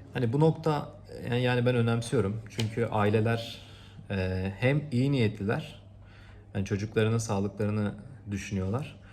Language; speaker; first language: Turkish; native; Turkish